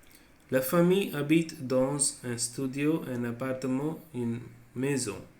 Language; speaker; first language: French; non-native, fluent; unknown